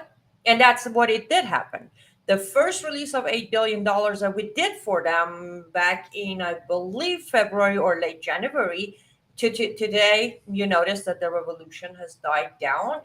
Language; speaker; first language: English; non-native, fluent; Persian